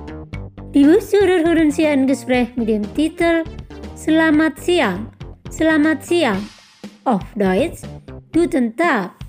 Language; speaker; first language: German; non-native, fluent; Indonesian